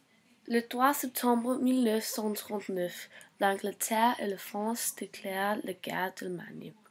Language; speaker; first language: French; non-native, learner; Norwegian